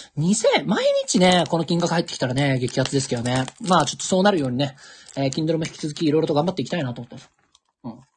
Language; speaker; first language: Japanese; native; Japanese